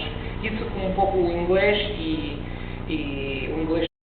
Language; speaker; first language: Portuguese; non-native, learner; Italian